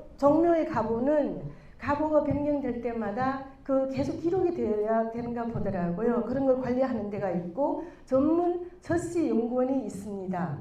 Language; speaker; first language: Korean; non-native, fluent; Chinese